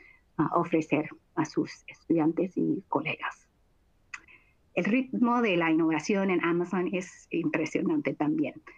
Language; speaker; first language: Spanish; non-native, fluent; English